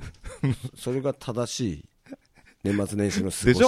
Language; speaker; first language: Japanese; native; Japanese